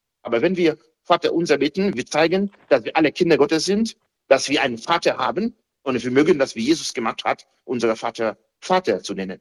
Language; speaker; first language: German; non-native, fluent; Haitian Creole